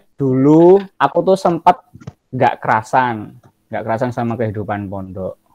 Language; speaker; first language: Indonesian; native; Indonesian